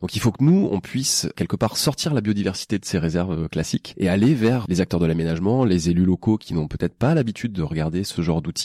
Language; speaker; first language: French; native; French